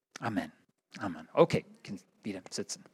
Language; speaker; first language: German; non-native, learner; English